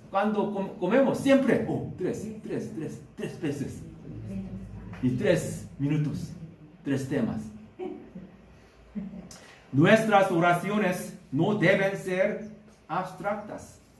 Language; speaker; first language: Spanish; non-native, learner; Korean